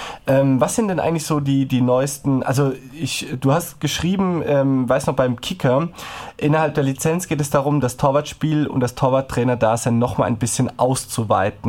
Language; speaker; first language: German; native; German